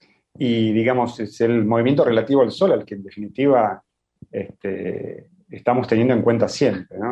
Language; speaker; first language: Spanish; native; Spanish